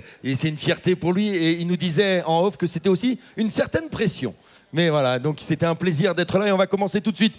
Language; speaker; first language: French; native; French